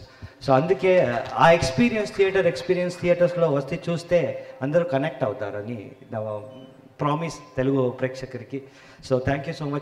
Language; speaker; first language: Telugu; non-native, learner; Kannada